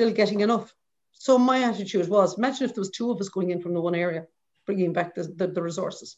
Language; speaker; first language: English; native; English